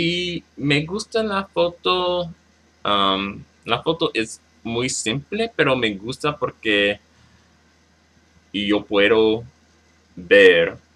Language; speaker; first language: Spanish; non-native, learner; English